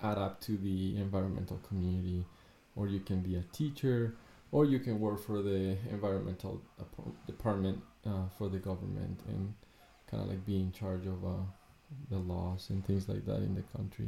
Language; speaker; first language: English; non-native, fluent; Spanish